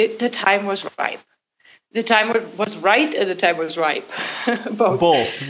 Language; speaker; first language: English; non-native, fluent; German